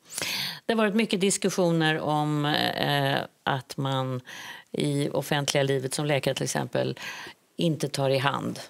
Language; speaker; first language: Swedish; native; Swedish